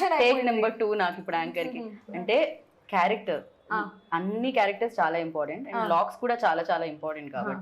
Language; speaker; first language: Telugu; native; Telugu